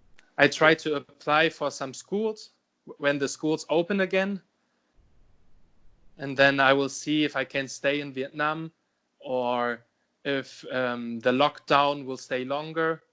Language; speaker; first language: English; non-native, fluent; German